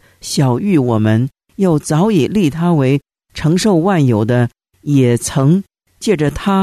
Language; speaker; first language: Chinese; native; Chinese